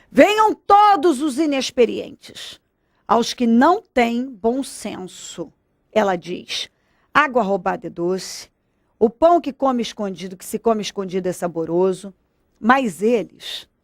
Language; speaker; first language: Portuguese; native; Portuguese